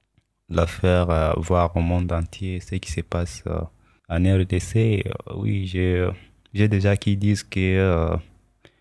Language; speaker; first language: French; non-native, local second language; Swahili